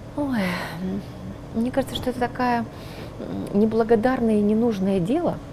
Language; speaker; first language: Russian; non-native, local second language; Ukrainian